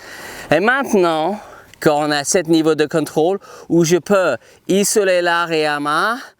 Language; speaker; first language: French; non-native, fluent; English